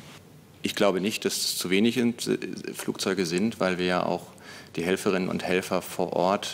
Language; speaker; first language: German; native; German